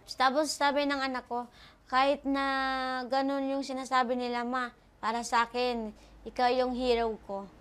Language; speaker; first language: Filipino; native; Filipino